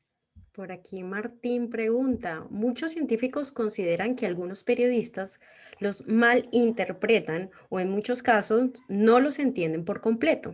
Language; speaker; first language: Spanish; native; Spanish